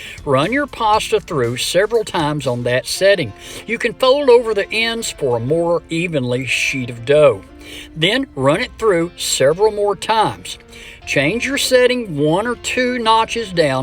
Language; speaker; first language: English; native; English